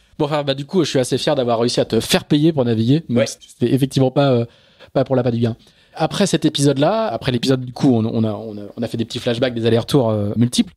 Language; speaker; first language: French; native; French